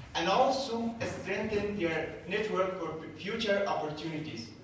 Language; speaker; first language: English; non-native, fluent; Persian